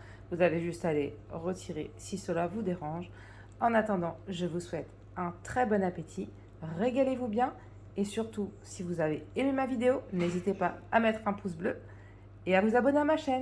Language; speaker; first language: French; native; French